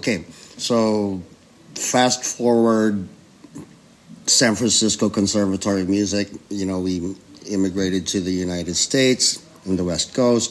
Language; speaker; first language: English; non-native, local second language; Filipino